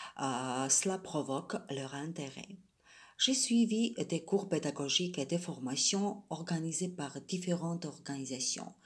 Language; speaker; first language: French; non-native, fluent; Georgian